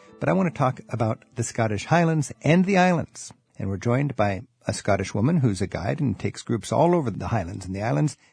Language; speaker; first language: English; native; English